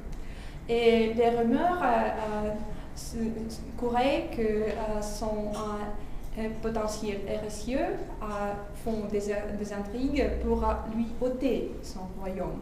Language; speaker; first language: French; non-native, fluent; Russian